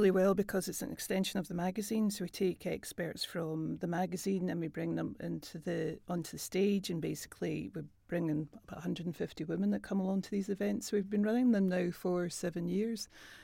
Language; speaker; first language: English; native; English